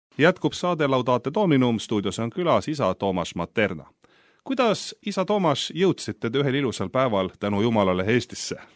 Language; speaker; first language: Estonian; native; Estonian